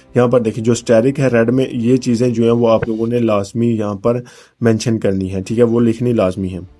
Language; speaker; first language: Urdu; native; Urdu